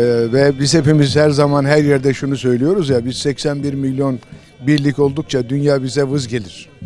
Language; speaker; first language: Turkish; native; Turkish